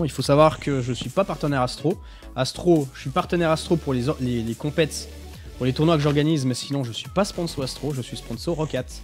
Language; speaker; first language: French; native; French